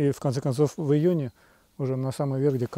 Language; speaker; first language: Russian; native; Russian